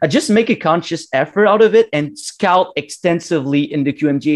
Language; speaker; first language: English; non-native, fluent; French